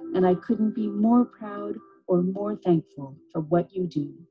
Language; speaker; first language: English; native; English